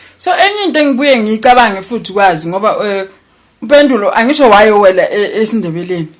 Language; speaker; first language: Zulu; native; Zulu